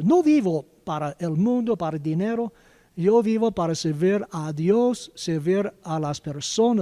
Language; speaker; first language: Spanish; non-native, learner; English